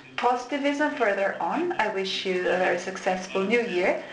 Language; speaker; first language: English; non-native, fluent; Slovenian